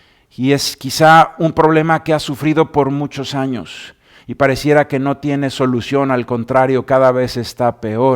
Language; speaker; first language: Spanish; native; Spanish